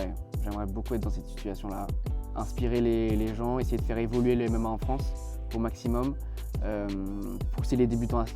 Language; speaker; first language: French; native; French